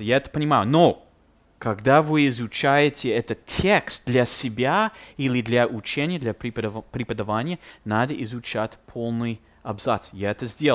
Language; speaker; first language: Russian; non-native, fluent; English